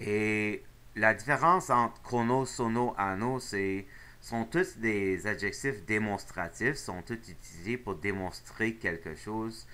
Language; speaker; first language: French; non-native, local second language; English